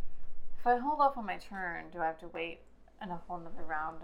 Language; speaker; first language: English; native; English